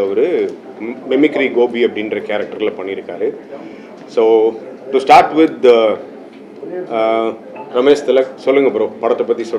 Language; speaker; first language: Tamil; native; Tamil